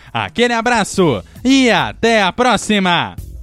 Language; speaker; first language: Portuguese; native; Portuguese